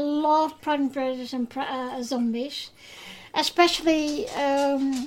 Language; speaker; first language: English; non-native, fluent; Dutch